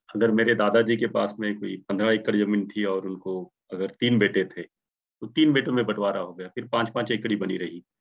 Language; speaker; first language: Hindi; non-native, local second language; Marathi